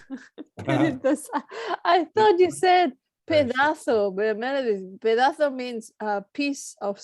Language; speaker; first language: English; non-native, fluent; Spanish